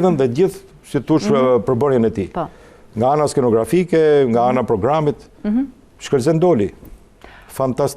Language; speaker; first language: Albanian; native; Albanian